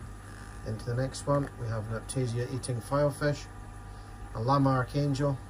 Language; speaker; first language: English; native; English